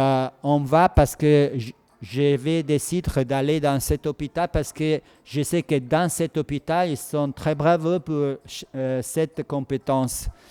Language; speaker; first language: French; non-native, fluent; Italian